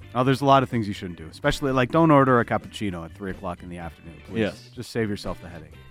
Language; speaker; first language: English; early bilingual, other home language; Italian